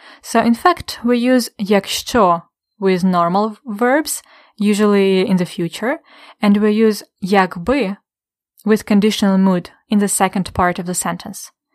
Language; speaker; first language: English; non-native, fluent; Ukrainian